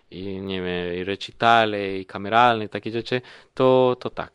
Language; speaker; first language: Polish; non-native, learner; Spanish